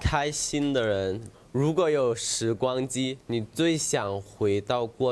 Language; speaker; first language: Chinese; non-native, learner; Thai